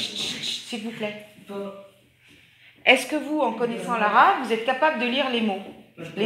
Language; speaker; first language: French; native; French